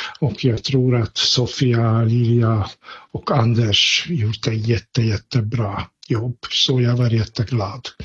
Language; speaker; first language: Swedish; non-native, fluent; Hungarian